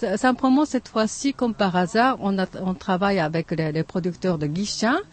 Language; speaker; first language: French; non-native, fluent; Japanese